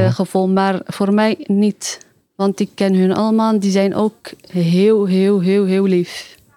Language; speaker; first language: Dutch; non-native, learner; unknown